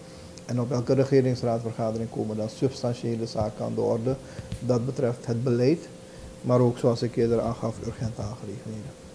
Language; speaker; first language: Dutch; native; Dutch